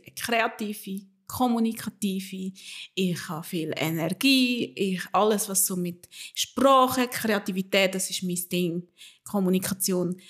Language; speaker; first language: German; early bilingual, other home language; Spanish